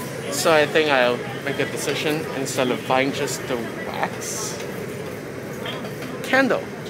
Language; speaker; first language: English; non-native, local second language; Cantonese